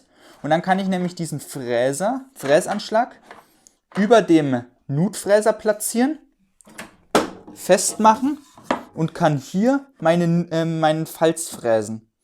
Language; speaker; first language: German; native; German